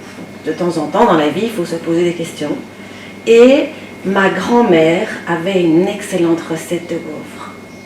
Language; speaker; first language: French; native; French